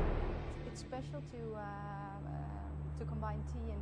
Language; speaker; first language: English; non-native, fluent; Indonesian